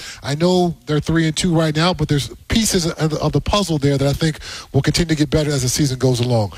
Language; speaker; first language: English; native; English